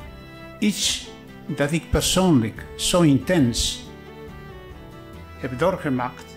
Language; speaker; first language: Dutch; non-native, fluent; Polish